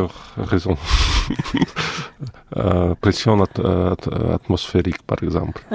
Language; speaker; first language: French; non-native, fluent; Russian